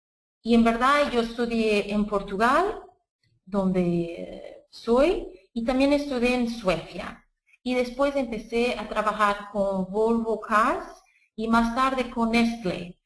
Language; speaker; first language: Spanish; non-native, fluent; Portuguese